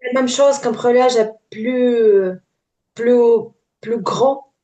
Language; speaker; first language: French; non-native, learner; Ukrainian